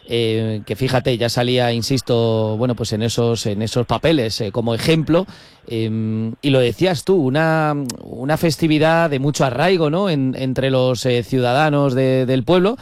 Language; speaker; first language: Spanish; native; Spanish